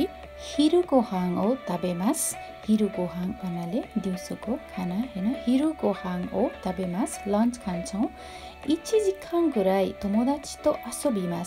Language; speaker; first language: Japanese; non-native, fluent; Nepali